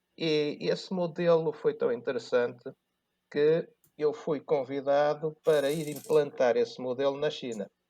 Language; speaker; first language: Portuguese; native; Portuguese